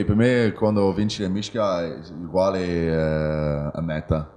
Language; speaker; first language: Italian; non-native, learner; English